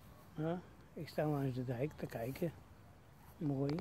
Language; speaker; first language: Dutch; non-native, learner; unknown